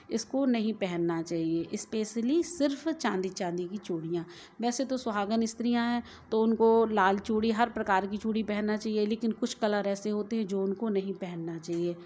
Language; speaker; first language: Hindi; native; Hindi